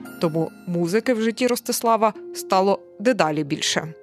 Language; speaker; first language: Ukrainian; native; Ukrainian